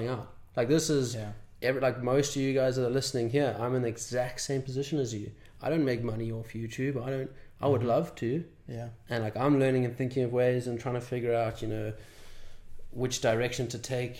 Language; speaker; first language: English; native; English